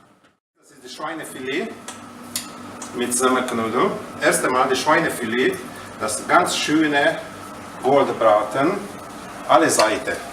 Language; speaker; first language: German; non-native, learner; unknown